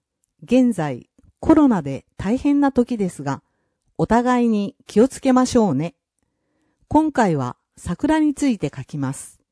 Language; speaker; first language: Japanese; non-native, fluent; English